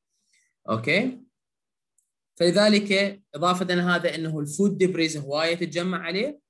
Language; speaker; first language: Arabic; native; Arabic